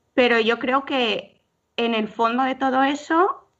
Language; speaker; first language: Spanish; native; Spanish